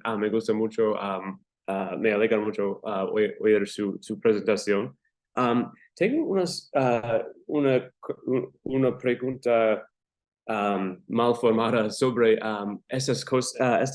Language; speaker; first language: Spanish; non-native, learner; English